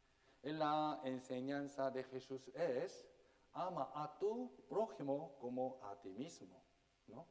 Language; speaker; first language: Spanish; non-native, fluent; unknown